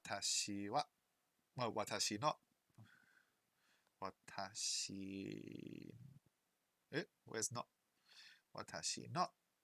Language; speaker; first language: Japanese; non-native, learner; English